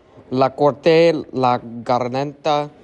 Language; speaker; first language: Spanish; non-native, learner; English